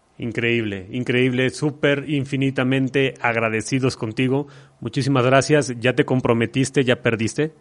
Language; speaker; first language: Spanish; native; Spanish